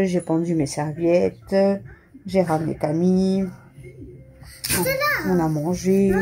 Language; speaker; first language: French; native; French